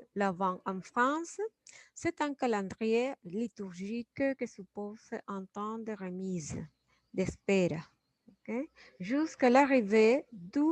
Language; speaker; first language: French; non-native, fluent; Spanish